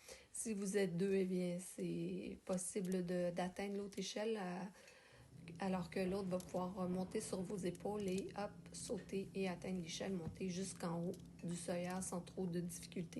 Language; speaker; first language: French; native; French